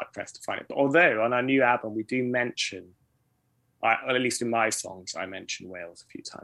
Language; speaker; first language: English; native; English